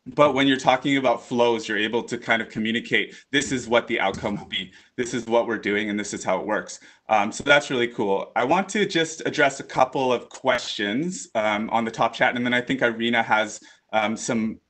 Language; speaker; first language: English; native; English